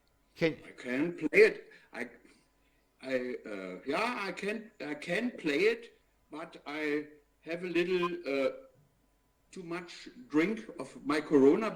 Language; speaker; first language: English; non-native, learner; German